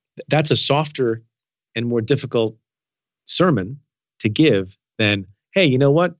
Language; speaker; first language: English; early bilingual, other home language; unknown